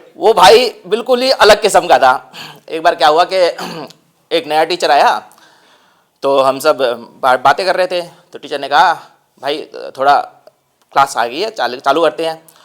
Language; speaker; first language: Hindi; non-native, local second language; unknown